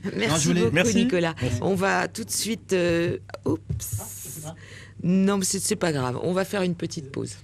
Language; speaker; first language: French; native; French